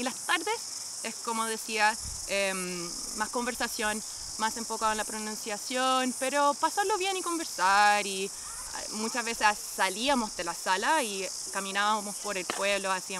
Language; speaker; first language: Spanish; non-native, fluent; English